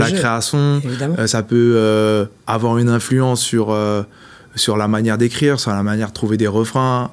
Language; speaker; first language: French; native; French